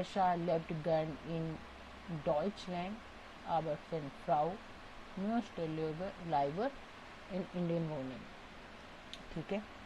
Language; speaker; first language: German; non-native, fluent; Hindi